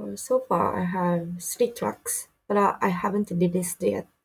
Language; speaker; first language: English; non-native, learner; Japanese